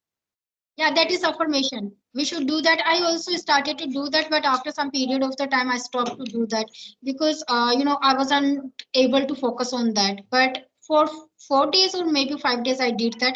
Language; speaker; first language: English; non-native, learner; Hindi